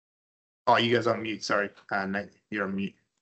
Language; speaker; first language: English; native; English